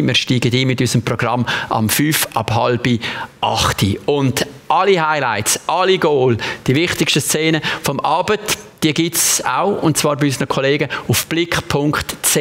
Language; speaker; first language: German; native; German